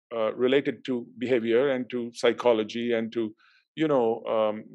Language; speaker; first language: English; non-native, local second language; Urdu